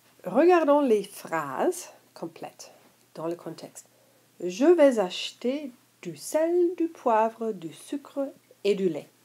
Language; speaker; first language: French; non-native, fluent; English